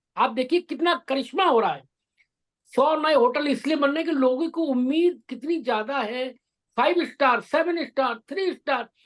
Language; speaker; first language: Hindi; native; Hindi